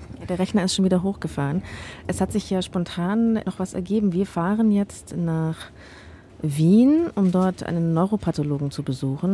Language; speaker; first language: German; native; German